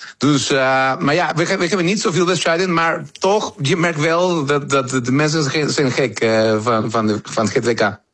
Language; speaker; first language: Dutch; non-native, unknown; Spanish